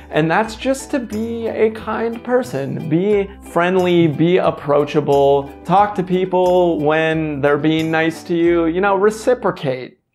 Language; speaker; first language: English; native; English